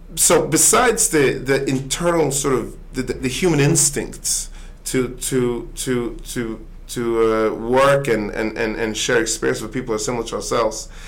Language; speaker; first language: English; early bilingual, other home language; Swedish